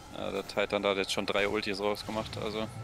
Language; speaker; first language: German; native; German